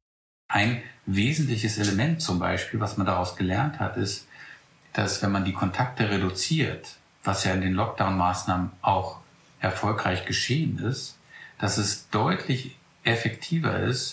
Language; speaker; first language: German; native; German